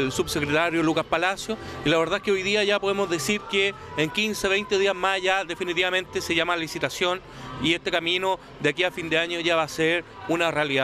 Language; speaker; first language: Spanish; native; Spanish